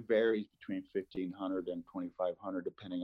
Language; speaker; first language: English; non-native, fluent; Spanish